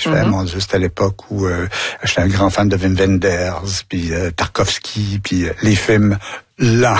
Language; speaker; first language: French; native; French